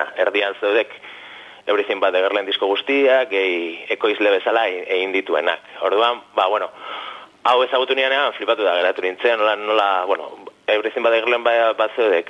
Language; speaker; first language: Basque; native; Basque